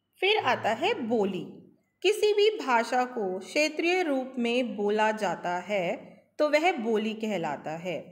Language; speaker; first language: Hindi; native; Hindi